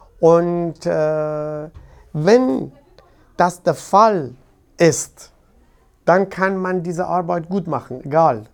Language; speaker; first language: German; non-native, fluent; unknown